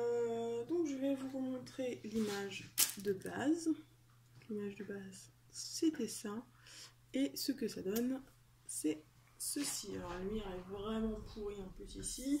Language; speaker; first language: French; native; French